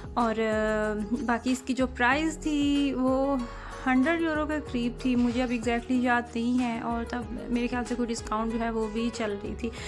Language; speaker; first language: Urdu; native; Urdu